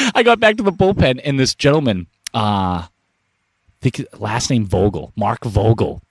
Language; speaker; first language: English; native; English